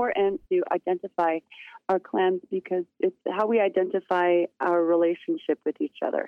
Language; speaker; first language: English; native; English